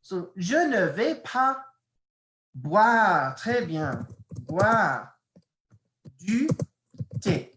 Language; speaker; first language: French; non-native, fluent; English